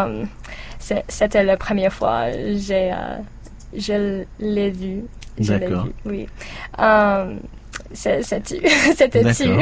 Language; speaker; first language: French; non-native, learner; English